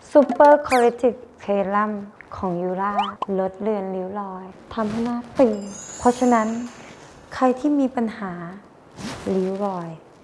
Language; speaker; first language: Thai; early bilingual, other home language; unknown